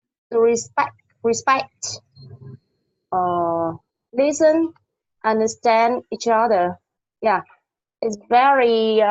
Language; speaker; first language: English; non-native, learner; Vietnamese